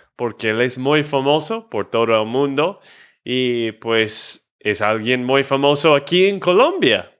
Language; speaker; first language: Spanish; non-native, fluent; English